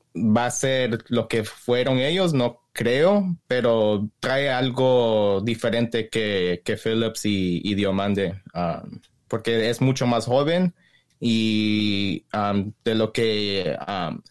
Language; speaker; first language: Spanish; early bilingual, heritage; Spanish